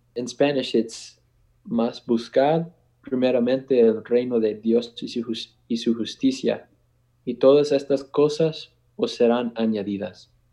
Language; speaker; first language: Spanish; non-native, fluent; English